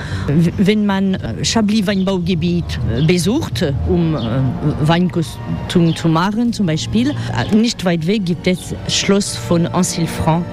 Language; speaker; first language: German; non-native, learner; French